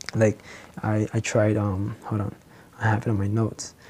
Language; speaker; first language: English; non-native, local second language; Filipino